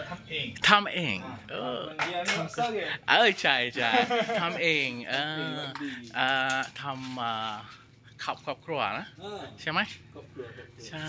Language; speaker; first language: Thai; non-native, learner; Malay